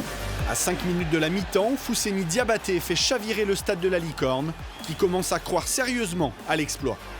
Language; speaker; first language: French; native; French